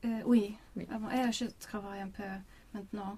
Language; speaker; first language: French; non-native, learner; Swedish